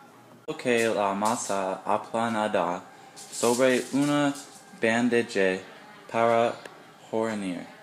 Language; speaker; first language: Spanish; non-native, learner; English